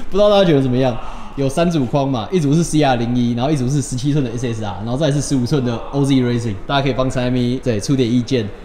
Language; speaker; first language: Chinese; native; Chinese